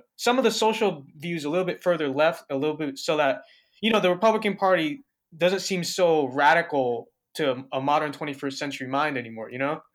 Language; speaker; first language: English; native; English